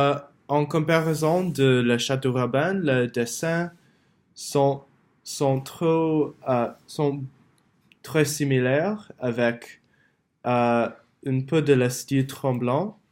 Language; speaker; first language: French; non-native, learner; English